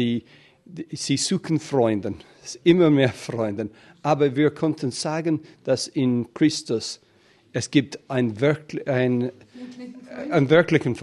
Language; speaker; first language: German; non-native, fluent; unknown